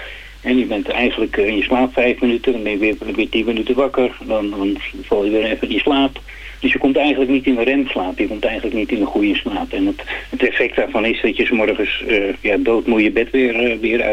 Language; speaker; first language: Dutch; native; Dutch